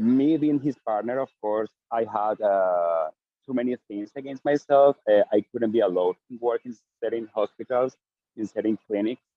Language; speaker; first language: English; non-native, fluent; Spanish